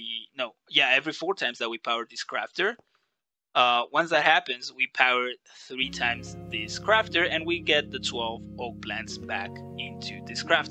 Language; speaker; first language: English; non-native, fluent; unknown